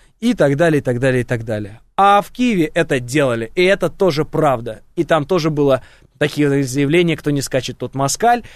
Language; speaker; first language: Russian; native; Russian